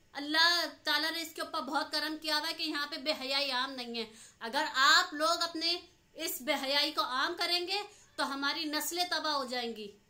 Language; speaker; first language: Urdu; native; Urdu